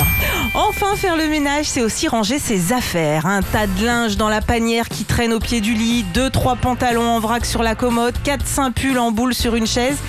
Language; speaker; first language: French; native; French